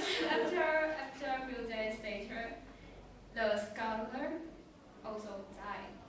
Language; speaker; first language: English; non-native, learner; Chinese